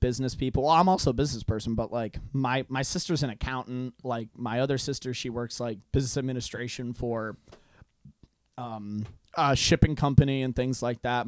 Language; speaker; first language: English; non-native, fluent; Hungarian